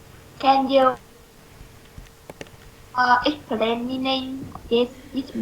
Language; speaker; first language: English; non-native, learner; Vietnamese